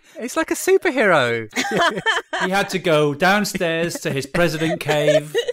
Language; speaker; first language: English; native; English